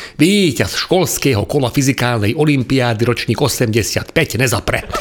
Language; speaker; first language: Slovak; non-native, local second language; Hungarian